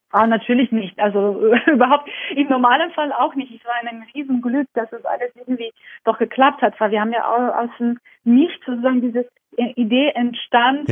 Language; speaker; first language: German; non-native, fluent; Georgian